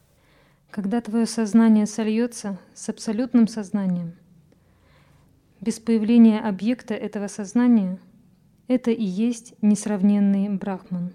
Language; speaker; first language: Russian; native; Russian